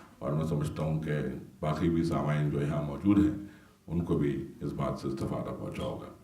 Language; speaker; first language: Urdu; native; Urdu